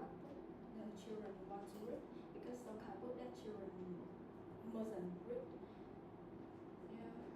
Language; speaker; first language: English; non-native, learner; Vietnamese